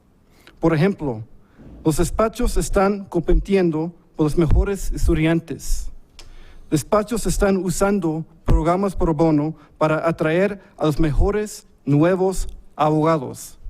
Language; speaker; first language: Spanish; early bilingual, heritage; English